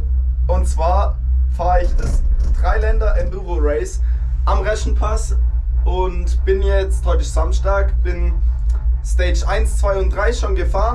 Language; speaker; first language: German; native; German